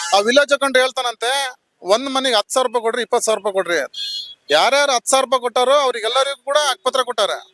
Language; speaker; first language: Kannada; non-native, local second language; Lambadi